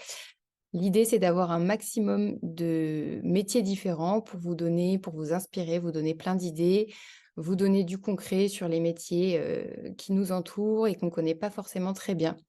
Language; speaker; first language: French; native; French